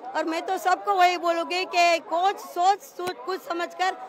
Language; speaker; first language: Hindi; non-native, local second language; Gujarati